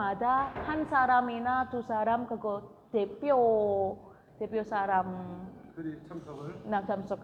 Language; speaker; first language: Korean; non-native, learner; Indonesian